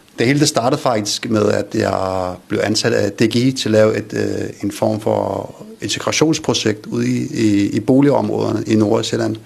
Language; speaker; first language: Danish; early bilingual, other home language; Kurdish